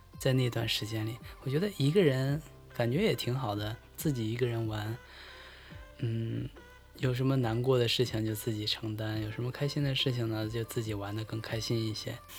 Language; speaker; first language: Chinese; native; Chinese